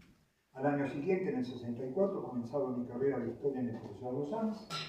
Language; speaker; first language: Spanish; native; Spanish